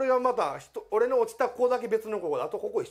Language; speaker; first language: Japanese; native; Japanese